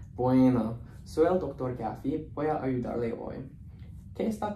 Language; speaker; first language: Spanish; non-native, learner; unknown